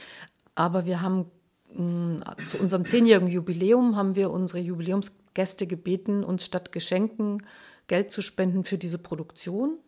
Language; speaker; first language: German; native; German